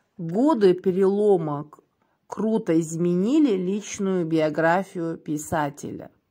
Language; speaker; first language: Russian; non-native, local second language; Kyrgyz